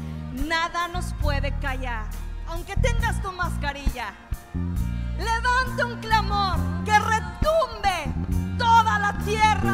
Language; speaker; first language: Spanish; native; Spanish